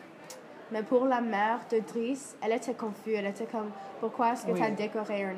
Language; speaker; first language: French; non-native, learner; English